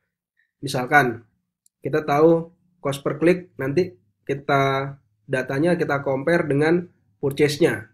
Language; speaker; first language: Indonesian; native; Indonesian